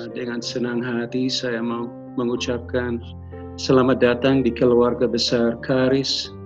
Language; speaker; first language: Indonesian; non-native, local second language; English